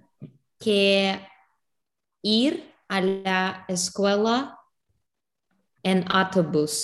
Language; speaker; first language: Spanish; non-native, learner; English